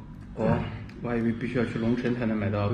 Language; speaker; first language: Chinese; native; Chinese